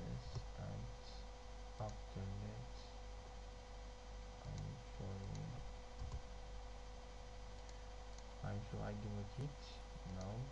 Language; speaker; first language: English; non-native, learner; Turkish